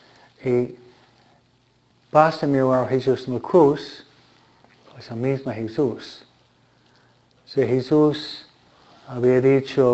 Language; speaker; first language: Spanish; non-native, fluent; Italian